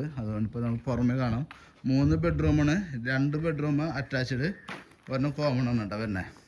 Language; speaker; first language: Malayalam; native; Malayalam